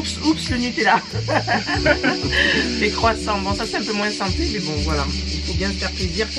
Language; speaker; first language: French; native; French